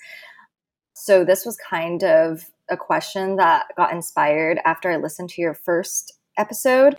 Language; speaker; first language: English; non-native, local second language; Cantonese